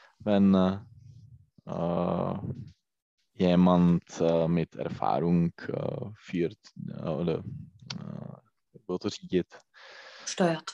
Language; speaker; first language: German; non-native, learner; Czech